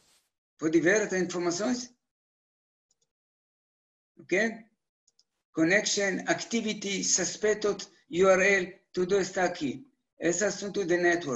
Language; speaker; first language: Portuguese; non-native, learner; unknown